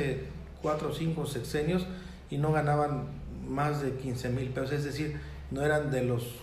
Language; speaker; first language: Spanish; native; Spanish